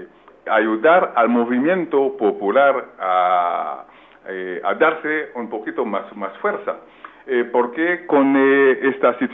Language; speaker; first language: Spanish; non-native, fluent; French